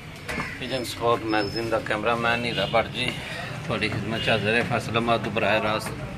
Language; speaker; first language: Hindi; non-native, local second language; Punjabi